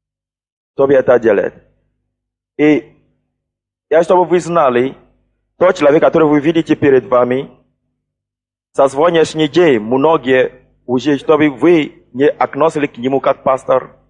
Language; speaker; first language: Russian; non-native, fluent; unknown